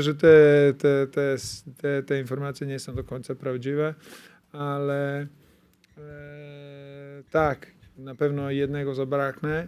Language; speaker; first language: Polish; non-native, fluent; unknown